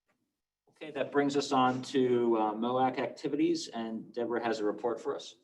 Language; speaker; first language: English; native; English